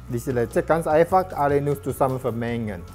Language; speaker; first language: German; non-native, learner; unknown